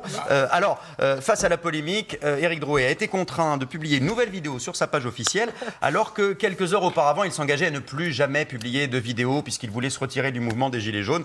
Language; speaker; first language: French; native; French